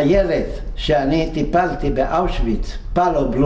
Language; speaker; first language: Hebrew; non-native, fluent; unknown